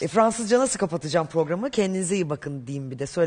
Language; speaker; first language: Turkish; native; Turkish